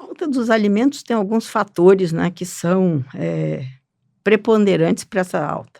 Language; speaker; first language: Portuguese; native; Portuguese